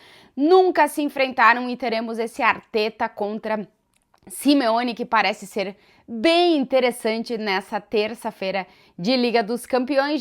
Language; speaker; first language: Portuguese; native; Portuguese